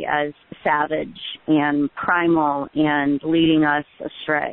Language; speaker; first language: English; native; English